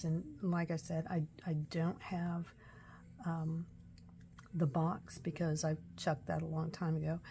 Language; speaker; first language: English; native; English